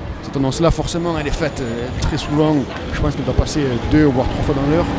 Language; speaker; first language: French; native; French